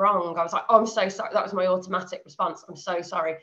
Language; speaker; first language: English; native; English